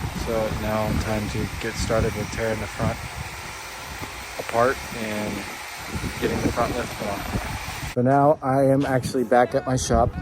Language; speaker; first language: English; native; English